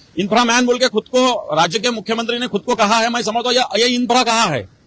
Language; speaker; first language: Hindi; non-native, local second language; Marathi